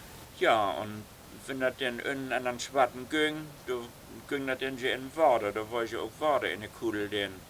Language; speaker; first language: German; non-native, local second language; Low German